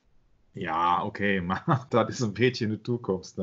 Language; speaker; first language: Dutch; non-native, learner; German